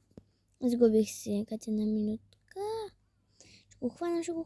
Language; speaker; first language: Bulgarian; early bilingual, heritage; Bulgarian